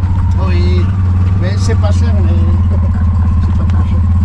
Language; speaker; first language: French; non-native, local second language; Malagasy